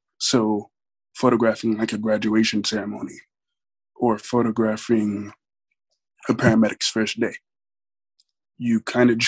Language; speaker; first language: English; native; English